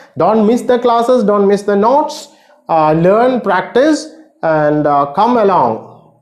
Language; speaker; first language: English; non-native, local second language; Malayalam